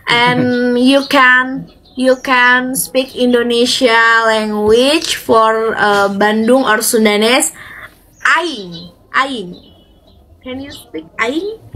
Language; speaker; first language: English; non-native, learner; Indonesian